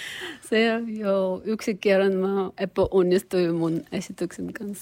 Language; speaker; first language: Finnish; non-native, learner; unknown